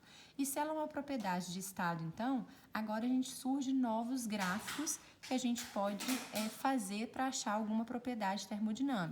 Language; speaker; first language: Portuguese; native; Portuguese